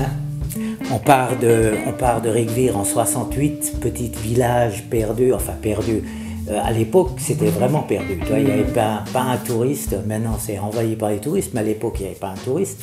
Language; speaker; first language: French; native; French